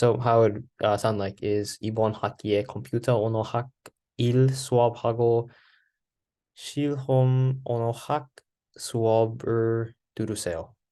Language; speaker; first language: Korean; non-native, learner; English